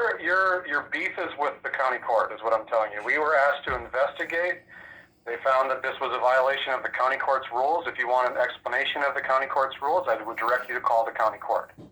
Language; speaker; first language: English; native; English